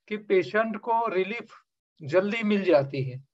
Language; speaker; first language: Hindi; non-native, local second language; Gujarati